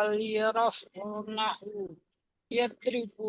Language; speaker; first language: Arabic; non-native, learner; Indonesian